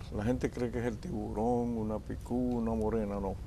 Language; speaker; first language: Spanish; native; Spanish